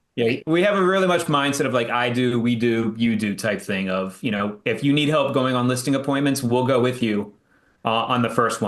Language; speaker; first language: English; native; English